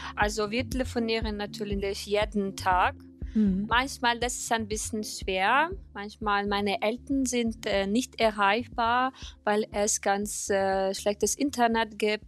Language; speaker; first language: German; non-native, fluent; Ukrainian